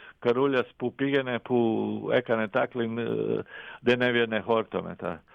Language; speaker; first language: Greek; non-native, fluent; Croatian